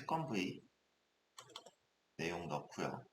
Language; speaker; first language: Korean; native; Korean